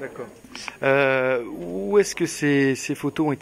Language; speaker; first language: French; native; French